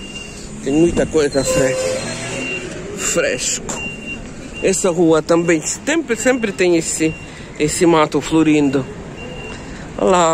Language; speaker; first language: Portuguese; non-native, learner; Ukrainian